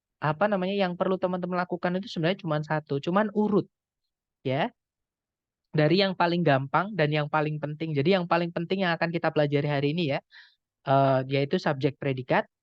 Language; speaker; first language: Indonesian; non-native, local second language; Javanese